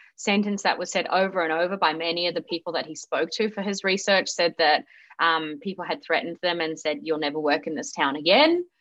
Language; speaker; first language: English; native; English